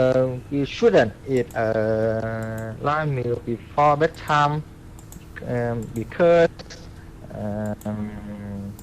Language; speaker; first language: English; non-native, learner; Vietnamese